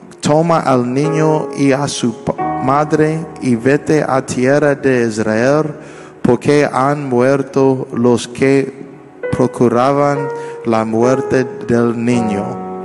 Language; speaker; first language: Spanish; non-native, learner; English